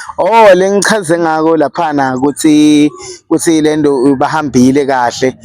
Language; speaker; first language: Zulu; non-native, local second language; Swati